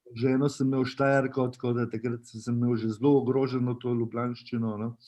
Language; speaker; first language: Slovenian; native; Slovenian